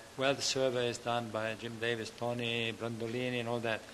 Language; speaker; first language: English; non-native, fluent; Italian